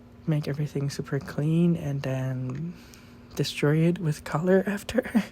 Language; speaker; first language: English; non-native, fluent; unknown